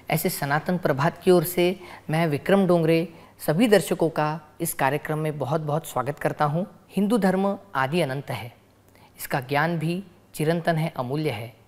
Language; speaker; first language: Hindi; non-native, local second language; Marathi